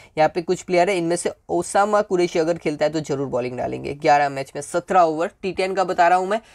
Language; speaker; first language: Hindi; native; Hindi